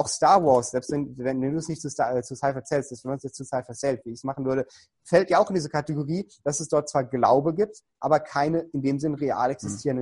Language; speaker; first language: German; native; German